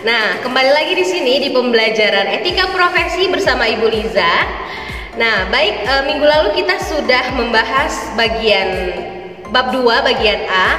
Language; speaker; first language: Indonesian; native; Indonesian